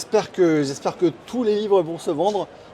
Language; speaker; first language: French; native; French